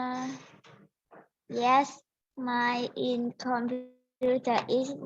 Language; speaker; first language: English; non-native, learner; Vietnamese